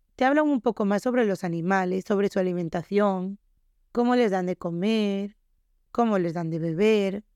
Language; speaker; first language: Spanish; native; Spanish